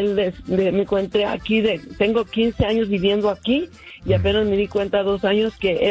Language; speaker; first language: Spanish; early bilingual, heritage; Spanish